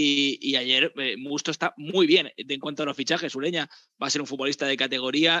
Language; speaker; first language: Spanish; native; Spanish